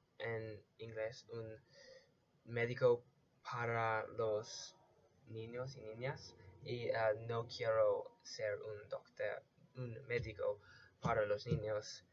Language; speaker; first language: Spanish; non-native, learner; English